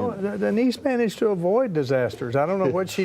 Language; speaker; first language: English; native; English